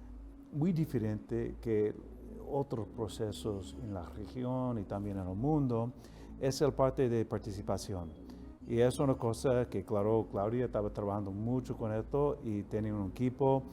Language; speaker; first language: Spanish; non-native, fluent; English